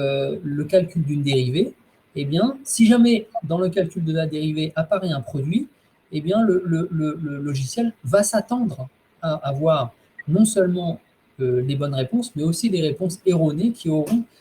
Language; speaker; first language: French; native; French